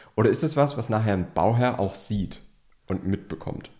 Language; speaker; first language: German; native; German